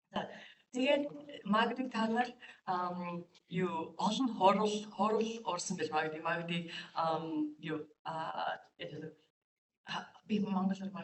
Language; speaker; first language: Mongolian; non-native, fluent; English